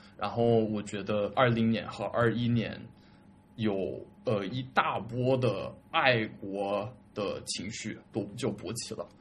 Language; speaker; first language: Chinese; early bilingual, other home language; English